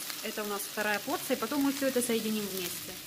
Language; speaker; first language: Russian; native; Russian